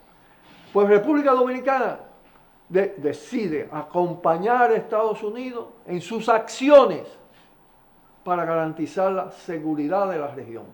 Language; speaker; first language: Spanish; native; Spanish